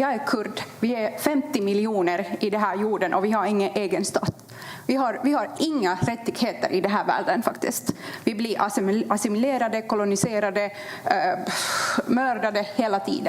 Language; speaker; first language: Swedish; non-native, fluent; Kurdish